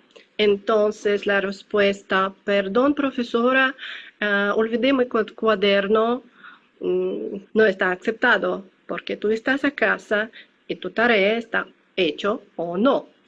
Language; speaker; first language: Spanish; non-native, learner; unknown